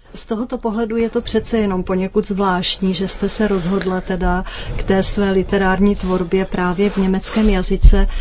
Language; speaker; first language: Czech; native; Czech